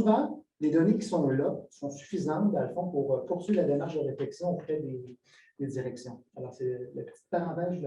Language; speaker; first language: French; native; French